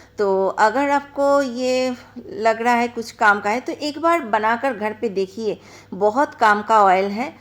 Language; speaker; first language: Hindi; non-native, local second language; Bangla